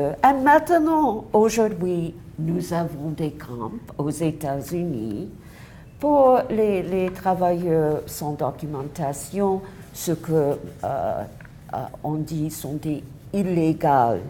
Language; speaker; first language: French; non-native, fluent; English